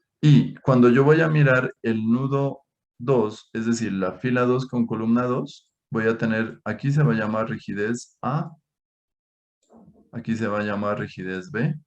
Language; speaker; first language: Spanish; native; Spanish